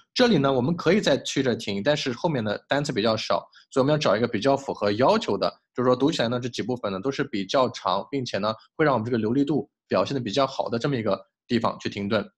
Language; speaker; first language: Chinese; native; Chinese